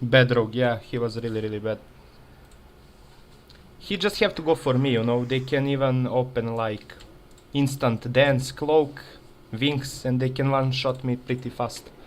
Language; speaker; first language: English; non-native, fluent; Serbian